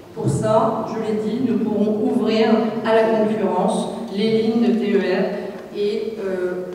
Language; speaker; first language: French; native; French